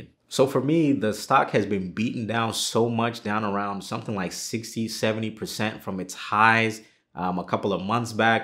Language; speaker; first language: English; native; English